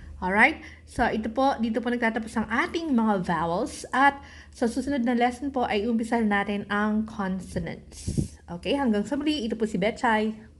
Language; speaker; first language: Filipino; native; Filipino